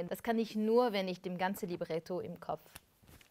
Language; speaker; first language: German; non-native, fluent; French